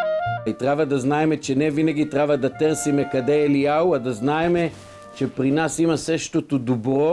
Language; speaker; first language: Bulgarian; non-native, fluent; Hebrew